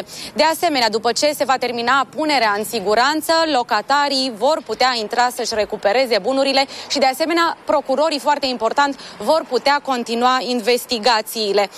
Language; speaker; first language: Romanian; native; Romanian